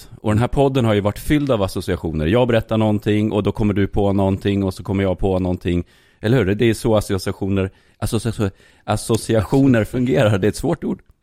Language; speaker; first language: Swedish; native; Swedish